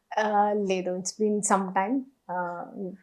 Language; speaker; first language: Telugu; non-native, learner; Hindi